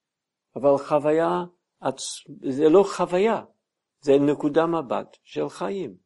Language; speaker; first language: Hebrew; non-native, fluent; English